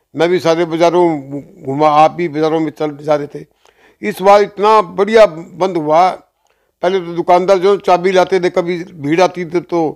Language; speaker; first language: Hindi; native; Hindi